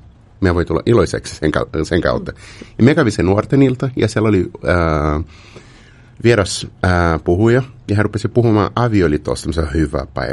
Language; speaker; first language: Finnish; non-native, fluent; Portuguese